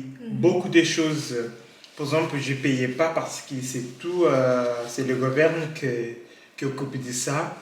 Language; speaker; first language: French; non-native, learner; Kabuverdianu